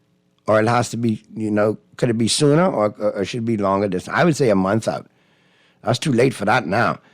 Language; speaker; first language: English; native; English